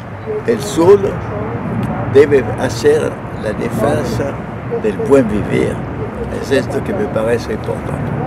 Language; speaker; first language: Spanish; non-native, fluent; French